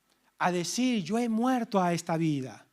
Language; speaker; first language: Spanish; native; Spanish